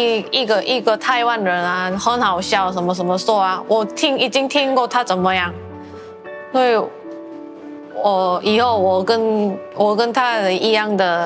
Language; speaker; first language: Chinese; non-native, learner; Korean